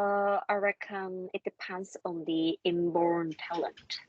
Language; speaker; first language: English; non-native, learner; Korean